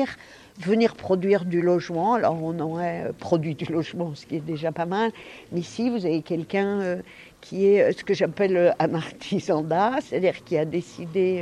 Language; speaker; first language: French; native; French